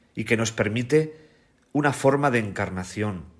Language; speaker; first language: Spanish; native; Spanish